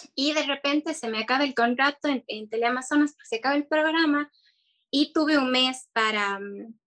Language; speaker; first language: Spanish; native; Spanish